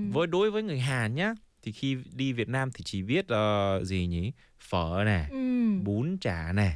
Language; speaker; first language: Vietnamese; non-native, fluent; Korean